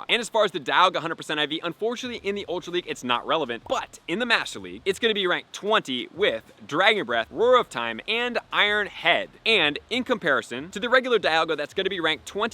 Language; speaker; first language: English; native; English